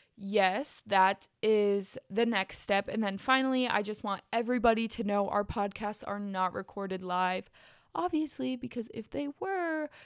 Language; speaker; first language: English; native; English